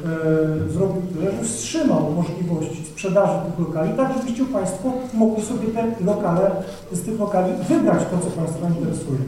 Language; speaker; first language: Polish; native; Polish